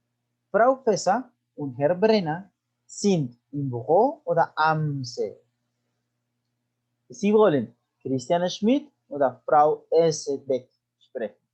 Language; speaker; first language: German; non-native, fluent; Spanish